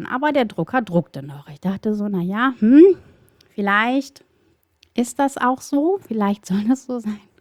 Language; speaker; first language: German; native; German